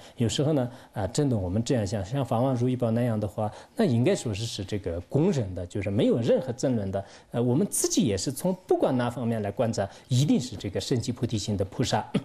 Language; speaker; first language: Chinese; non-native, local second language; Tibetan